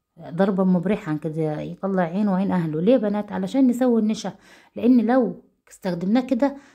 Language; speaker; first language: Arabic; native; Arabic